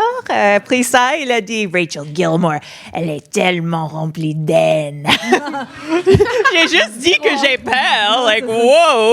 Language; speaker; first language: French; non-native, fluent; English